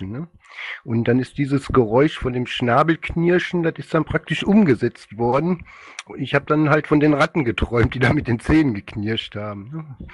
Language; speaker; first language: German; native; German